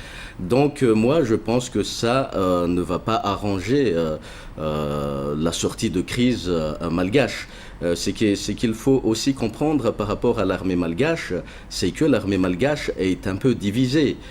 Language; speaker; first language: French; non-native, local second language; Malagasy